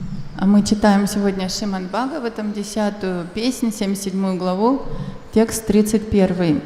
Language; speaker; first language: Russian; native; Russian